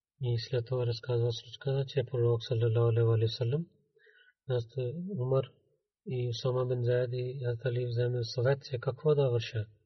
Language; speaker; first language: Bulgarian; non-native, learner; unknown